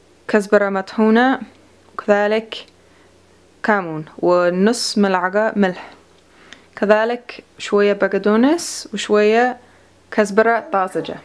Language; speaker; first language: Arabic; non-native, fluent; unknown